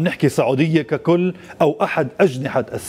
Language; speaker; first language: Arabic; native; Arabic